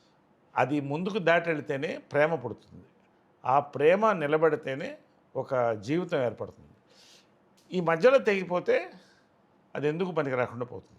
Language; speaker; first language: Telugu; native; Telugu